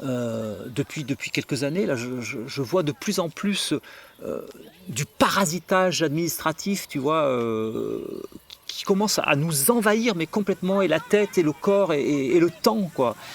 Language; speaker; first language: French; native; French